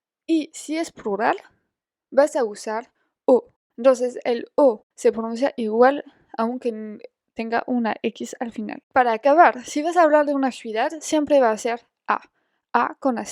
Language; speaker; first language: Spanish; non-native, fluent; French